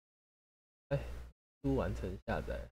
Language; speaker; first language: Chinese; native; Chinese